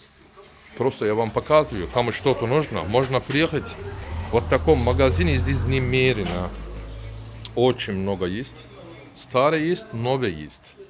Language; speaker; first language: Russian; non-native, learner; Turkish